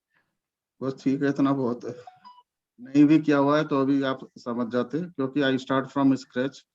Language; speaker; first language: Hindi; native; Hindi